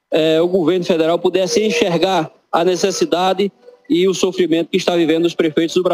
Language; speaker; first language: Portuguese; native; Portuguese